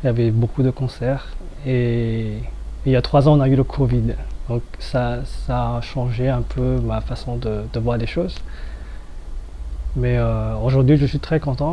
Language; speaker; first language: French; non-native, fluent; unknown